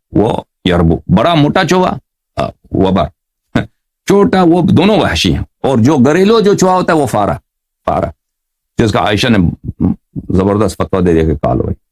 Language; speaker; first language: Urdu; non-native, fluent; Persian